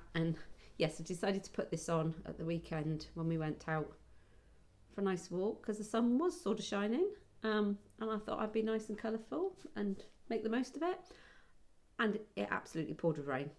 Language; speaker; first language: English; native; English